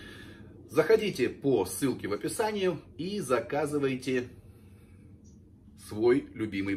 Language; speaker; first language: Russian; native; Russian